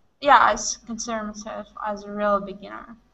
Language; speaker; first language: English; non-native, fluent; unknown